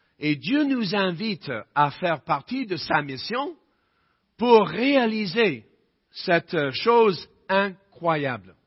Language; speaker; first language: French; non-native, fluent; English